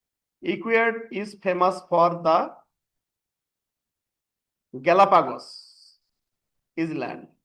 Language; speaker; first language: English; non-native, fluent; Bangla